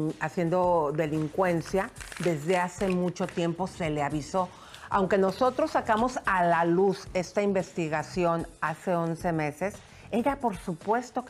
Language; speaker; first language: Spanish; native; Spanish